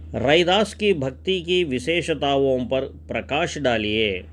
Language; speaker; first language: Hindi; non-native, local second language; Telugu